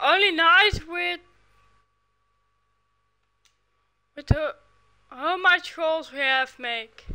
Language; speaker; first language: English; non-native, learner; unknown